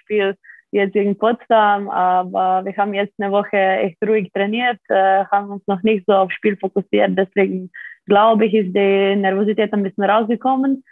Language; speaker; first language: German; non-native, fluent; Slovenian